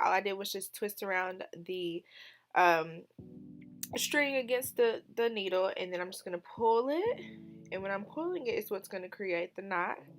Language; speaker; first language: English; native; English